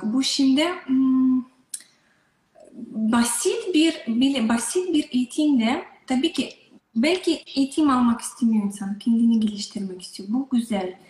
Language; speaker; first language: Turkish; non-native, learner; Russian